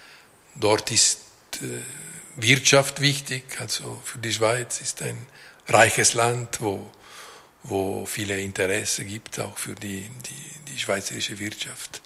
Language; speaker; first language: German; non-native, fluent; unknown